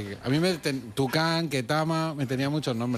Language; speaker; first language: Spanish; native; Spanish